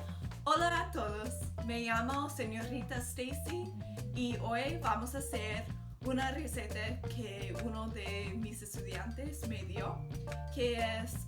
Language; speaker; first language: Spanish; non-native, fluent; English